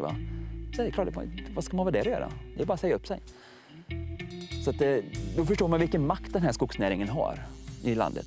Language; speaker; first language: Swedish; native; Swedish